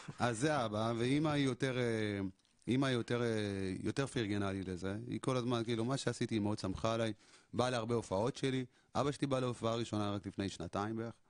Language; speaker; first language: Hebrew; early bilingual, other home language; Amharic